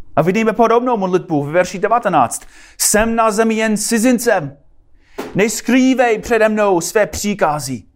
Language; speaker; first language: Czech; non-native, fluent; English